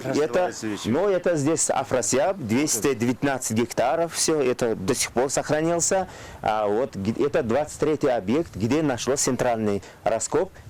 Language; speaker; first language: Russian; non-native, local second language; Uzbek